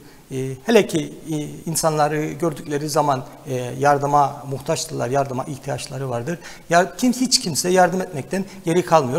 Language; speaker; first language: Turkish; native; Turkish